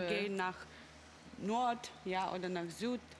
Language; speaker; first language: German; non-native, fluent; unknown